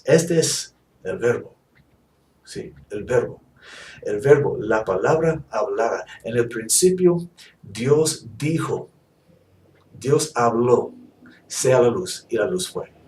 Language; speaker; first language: Spanish; non-native, fluent; English